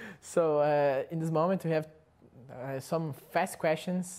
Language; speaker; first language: English; non-native, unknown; Portuguese